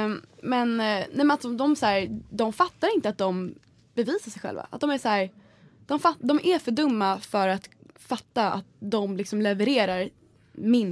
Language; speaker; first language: Swedish; native; Swedish